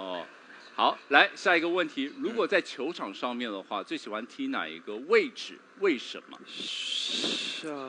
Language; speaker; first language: Chinese; native; Chinese